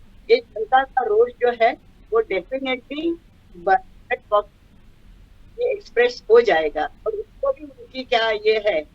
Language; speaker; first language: Hindi; non-native, local second language; Marathi